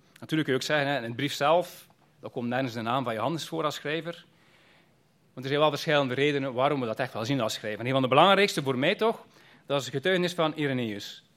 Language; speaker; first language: Dutch; native; Dutch